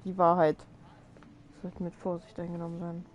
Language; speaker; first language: German; native; German